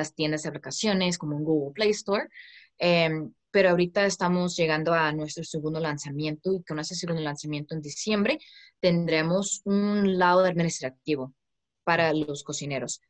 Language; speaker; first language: Spanish; non-native, fluent; English